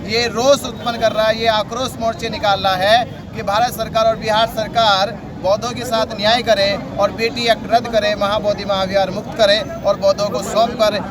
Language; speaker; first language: Hindi; non-native, local second language; Marathi